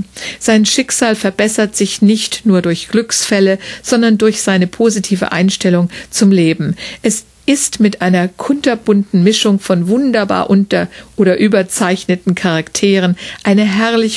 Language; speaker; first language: German; native; German